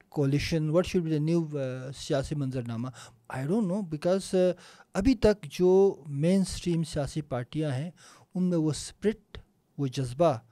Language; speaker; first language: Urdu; non-native, local second language; Punjabi